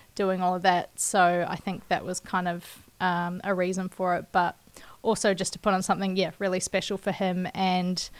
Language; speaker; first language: English; native; English